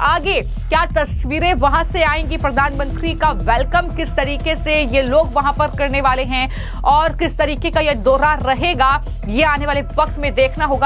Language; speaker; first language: Hindi; native; Hindi